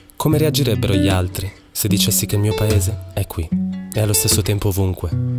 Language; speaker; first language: Italian; early bilingual, other home language; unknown